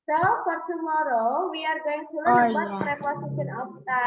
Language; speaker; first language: English; non-native, fluent; Indonesian